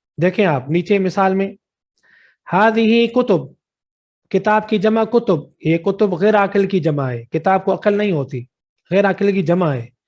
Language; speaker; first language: Urdu; non-native, local second language; Sindhi